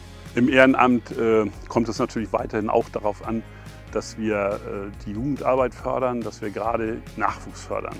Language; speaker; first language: German; native; German